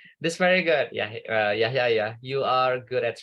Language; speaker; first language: English; non-native, fluent; Indonesian